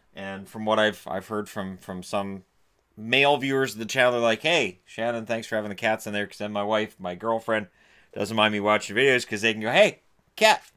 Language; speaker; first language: English; native; English